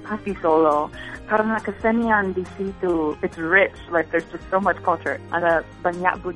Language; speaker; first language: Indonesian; non-native, fluent; English